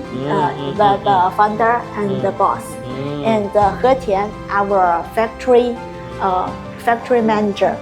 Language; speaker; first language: English; non-native, learner; Chinese